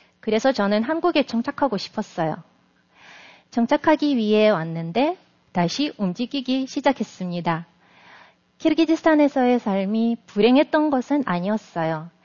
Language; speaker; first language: Korean; non-native, fluent; Russian